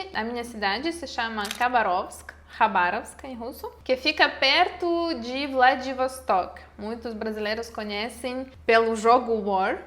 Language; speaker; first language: Portuguese; non-native, fluent; Russian